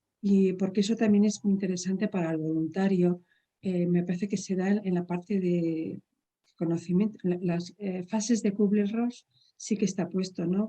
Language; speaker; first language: Spanish; native; Spanish